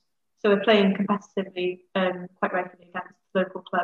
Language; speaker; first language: English; native; English